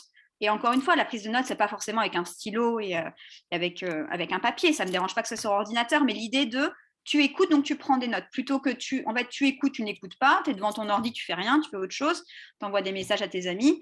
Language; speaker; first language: French; native; French